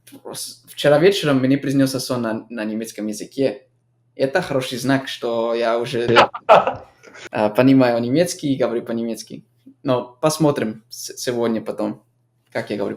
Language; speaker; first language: Russian; non-native, fluent; English